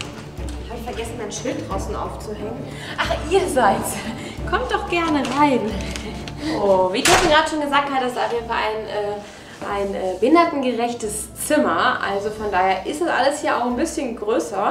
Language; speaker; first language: German; native; German